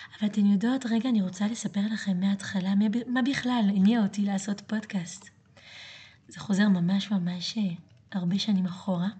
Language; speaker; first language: Hebrew; early bilingual, other home language; French